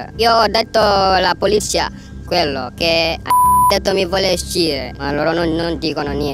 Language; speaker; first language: Italian; non-native, learner; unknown